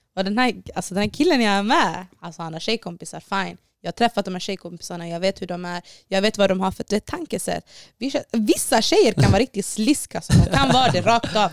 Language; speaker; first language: Swedish; early bilingual, other home language; Baluchi